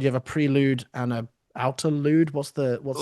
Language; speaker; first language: English; native; English